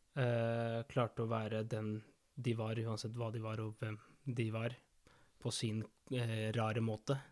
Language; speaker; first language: Norwegian; early bilingual, other home language; Spanish